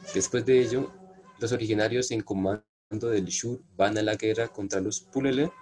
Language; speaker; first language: Spanish; non-native, local second language; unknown